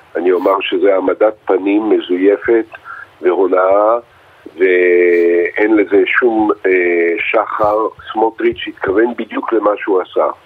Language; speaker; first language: Hebrew; native; Hebrew